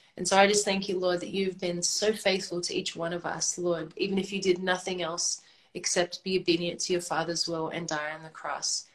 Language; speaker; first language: English; native; English